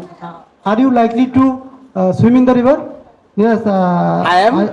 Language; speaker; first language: English; non-native, learner; Bangla